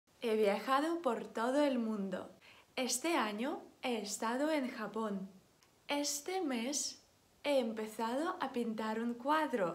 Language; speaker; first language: Spanish; non-native, fluent; Ukrainian